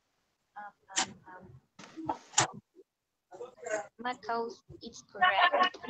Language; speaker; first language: English; non-native, learner; Spanish